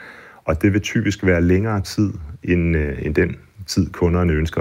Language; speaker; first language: Danish; native; Danish